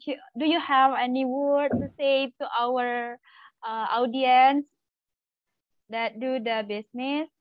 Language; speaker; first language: English; non-native, learner; Malay